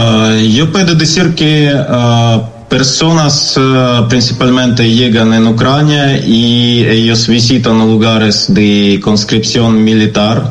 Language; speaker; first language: Spanish; non-native, learner; Ukrainian